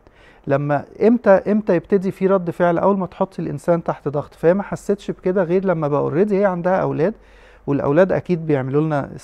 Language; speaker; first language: Arabic; native; Arabic